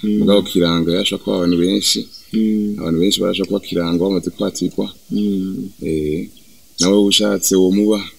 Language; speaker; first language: Rundi; early bilingual, heritage; Rundi